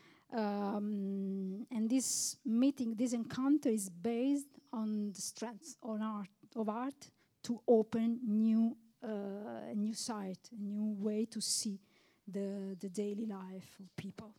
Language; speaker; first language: English; non-native, fluent; Italian